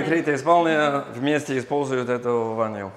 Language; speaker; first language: Russian; non-native, learner; English